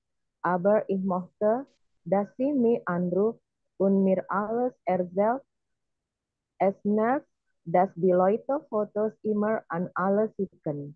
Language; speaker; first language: German; non-native, learner; Indonesian